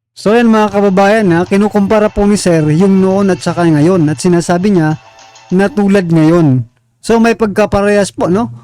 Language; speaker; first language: Filipino; native; Filipino